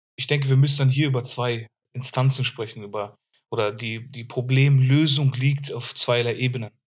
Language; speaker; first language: German; early bilingual, other home language; Arabic